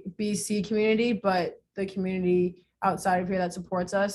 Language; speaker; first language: English; native; English